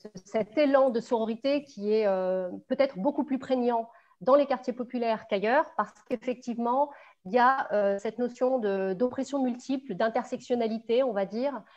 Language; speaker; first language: French; native; French